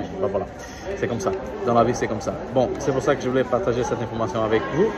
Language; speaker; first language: French; non-native, learner; Portuguese